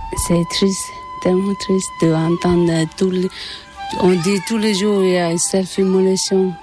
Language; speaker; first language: French; non-native, fluent; Tibetan